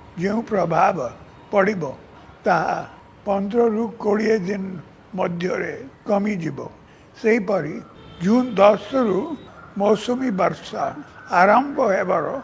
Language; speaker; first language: Odia; non-native, local second language; English